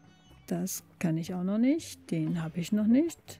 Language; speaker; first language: German; native; German